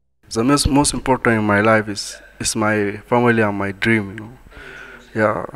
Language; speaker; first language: English; non-native, local second language; Arabic